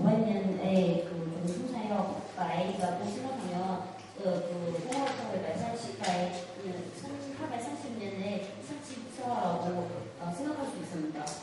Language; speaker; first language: Korean; non-native, fluent; Chinese